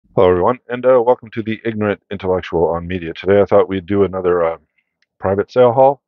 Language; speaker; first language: English; native; English